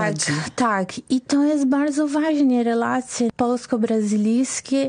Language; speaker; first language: Polish; non-native, fluent; Portuguese